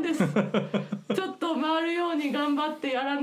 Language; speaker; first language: Japanese; native; Japanese